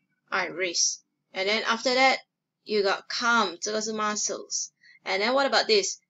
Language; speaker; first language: English; non-native, local second language; Chinese